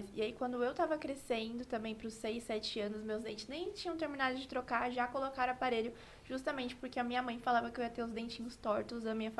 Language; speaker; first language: Portuguese; native; Portuguese